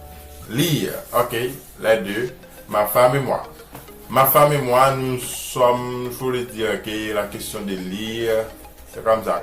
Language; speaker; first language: French; non-native, local second language; Haitian Creole